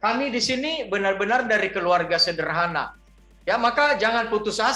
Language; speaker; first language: Indonesian; native; Indonesian